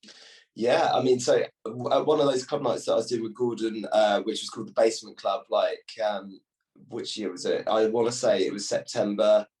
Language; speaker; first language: English; native; English